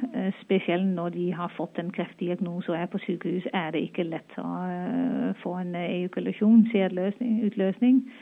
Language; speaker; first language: Norwegian; non-native, fluent; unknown